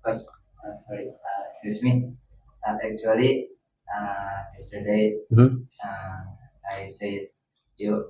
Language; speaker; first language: English; non-native, learner; Indonesian